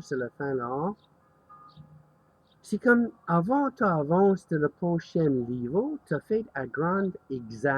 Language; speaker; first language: French; non-native, learner; English